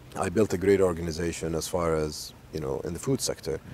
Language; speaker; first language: English; non-native, fluent; Arabic